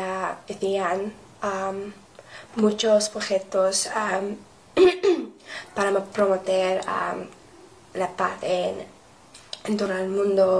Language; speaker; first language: Spanish; non-native, learner; English